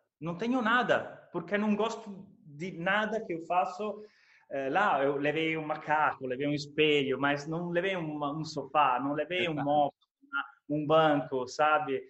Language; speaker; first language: Portuguese; non-native, fluent; Italian